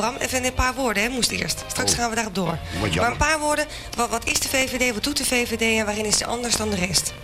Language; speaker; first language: Dutch; native; Dutch